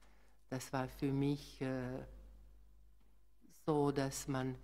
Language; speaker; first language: German; non-native, fluent; Slovak